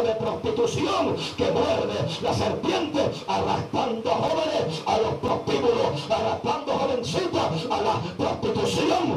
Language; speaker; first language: Spanish; native; Spanish